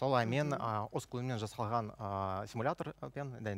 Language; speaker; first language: Kazakh; non-native, local second language; Russian